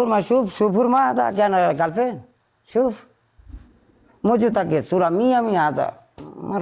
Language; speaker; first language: Arabic; non-native, learner; Bangla